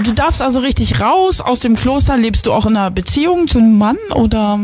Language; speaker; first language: German; native; German